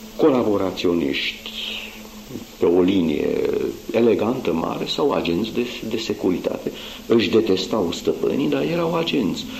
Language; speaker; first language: Romanian; non-native, local second language; Hungarian